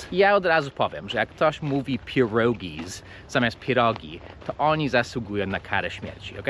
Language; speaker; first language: Polish; early bilingual, heritage; Polish